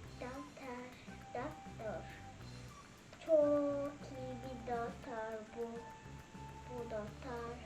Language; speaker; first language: Turkish; early bilingual, heritage; Turkish